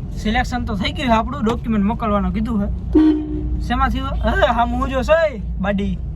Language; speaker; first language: Gujarati; native; Gujarati